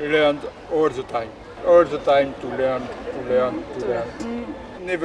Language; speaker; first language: English; non-native, learner; French